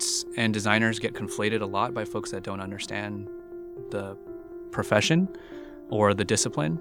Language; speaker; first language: English; native; English